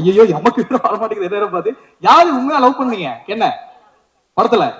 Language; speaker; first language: Tamil; native; Tamil